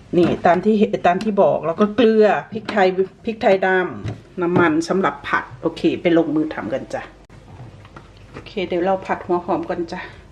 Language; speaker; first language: Thai; native; Thai